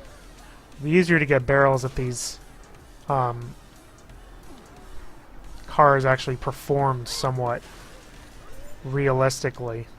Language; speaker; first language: English; native; English